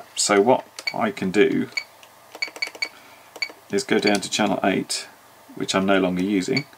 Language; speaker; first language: English; native; English